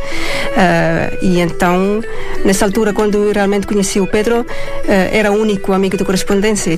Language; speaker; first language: Portuguese; non-native, fluent; Estonian